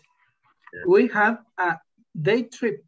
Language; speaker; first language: English; non-native, learner; Spanish